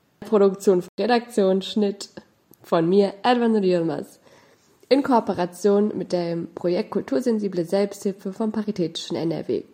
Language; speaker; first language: German; early bilingual, other home language; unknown